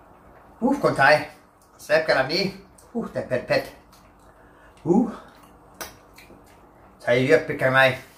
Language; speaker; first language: Thai; non-native, learner; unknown